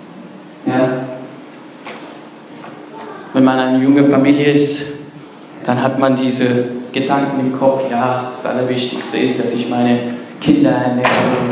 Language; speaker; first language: German; non-native, fluent; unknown